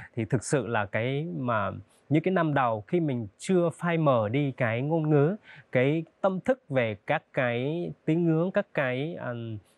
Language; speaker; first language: Vietnamese; non-native, local second language; Hmong